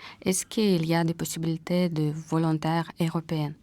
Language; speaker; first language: French; non-native, fluent; Russian